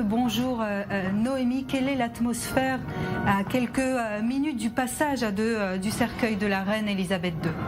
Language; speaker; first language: French; native; French